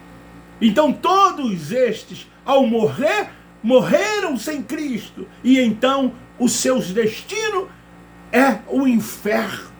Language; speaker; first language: Portuguese; native; Portuguese